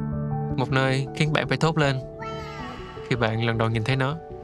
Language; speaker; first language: Vietnamese; native; Vietnamese